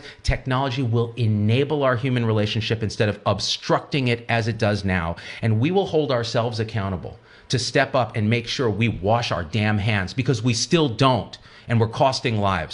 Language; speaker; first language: English; native; English